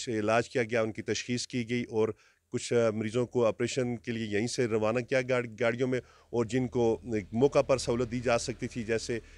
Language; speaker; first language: Urdu; non-native, local second language; Northern Hindko